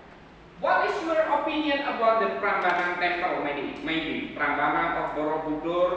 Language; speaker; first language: English; non-native, learner; Indonesian